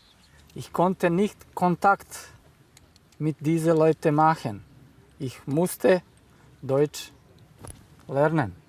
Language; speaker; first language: German; non-native, learner; Serbian